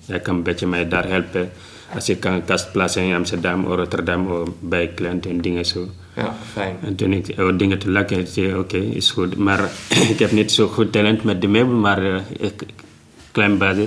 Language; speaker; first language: Dutch; non-native, learner; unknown